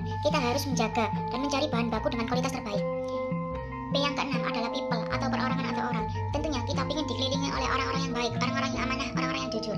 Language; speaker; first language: Indonesian; native; Indonesian